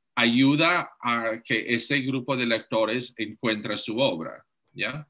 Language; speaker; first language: Spanish; non-native, fluent; English